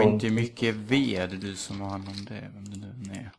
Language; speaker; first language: Swedish; native; Swedish